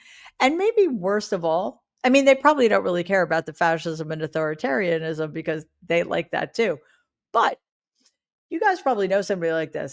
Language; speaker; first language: English; native; English